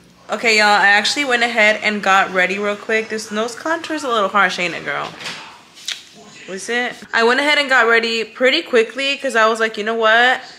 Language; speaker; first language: English; early bilingual, other home language; Spanish